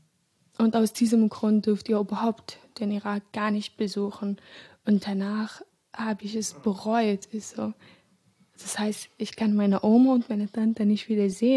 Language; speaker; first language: German; early bilingual, other home language; Arabic